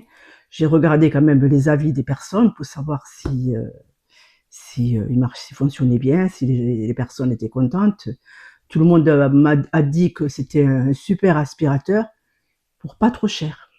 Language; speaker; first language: French; native; French